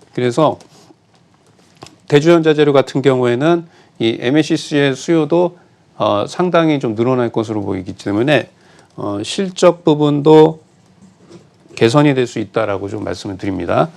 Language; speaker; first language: Korean; native; Korean